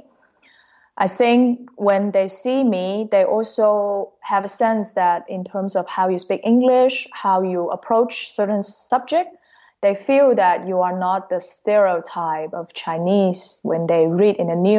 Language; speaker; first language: English; non-native, fluent; Cantonese